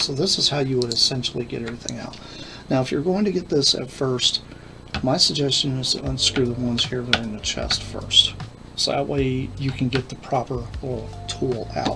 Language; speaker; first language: English; native; English